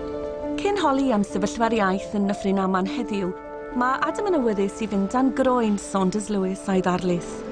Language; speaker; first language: Welsh; native; Welsh